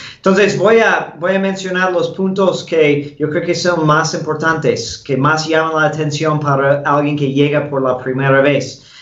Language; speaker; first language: Spanish; non-native, fluent; English